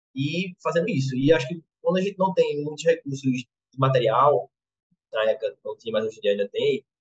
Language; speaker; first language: Portuguese; native; Portuguese